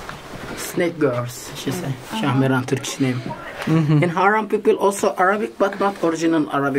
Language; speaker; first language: English; non-native, learner; Arabic